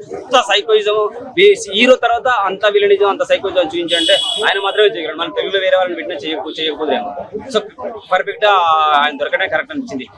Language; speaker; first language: Telugu; native; Telugu